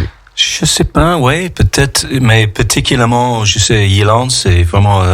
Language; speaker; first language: French; non-native, fluent; English